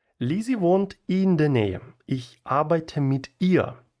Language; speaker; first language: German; non-native, fluent; Ukrainian